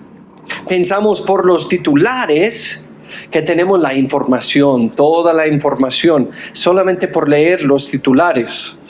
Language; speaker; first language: Spanish; non-native, fluent; English